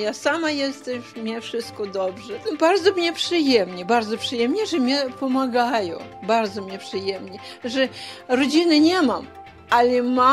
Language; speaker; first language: Polish; early bilingual, heritage; Polish